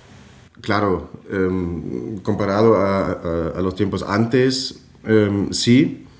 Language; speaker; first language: Spanish; non-native, fluent; German